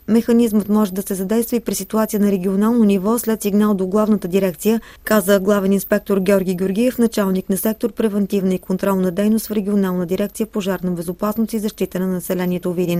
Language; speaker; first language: Bulgarian; native; Bulgarian